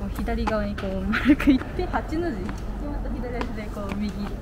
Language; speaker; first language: Japanese; native; Japanese